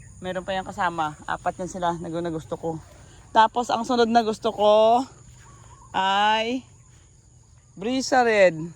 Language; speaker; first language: Filipino; native; Filipino